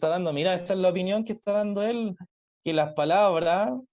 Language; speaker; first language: Spanish; native; Spanish